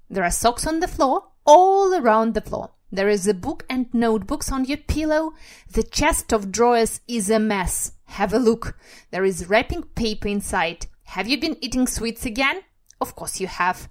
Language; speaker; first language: English; non-native, fluent; Russian